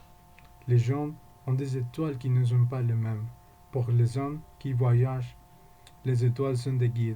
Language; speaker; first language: French; non-native, learner; Spanish